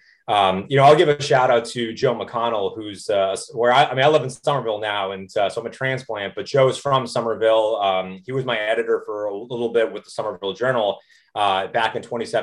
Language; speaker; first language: English; native; English